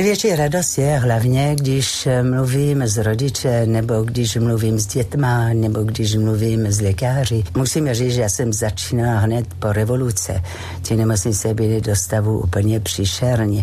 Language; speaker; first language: Czech; non-native, fluent; French